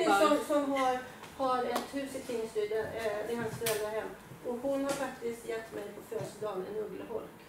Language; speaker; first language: Swedish; native; Swedish